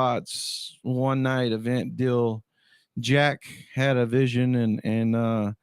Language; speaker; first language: English; native; English